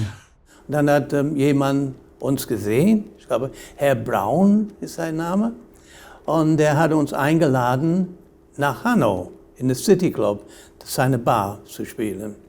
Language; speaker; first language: German; non-native, fluent; English